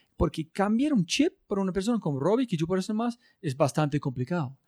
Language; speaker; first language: Spanish; non-native, learner; English